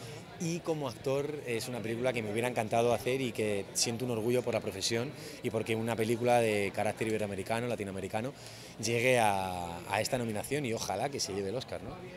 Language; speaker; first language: Spanish; native; Spanish